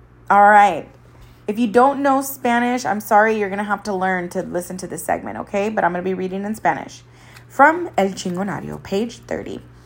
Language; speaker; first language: English; early bilingual, other home language; Spanish